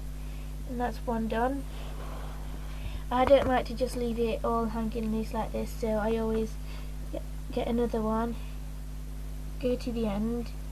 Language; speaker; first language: English; native; English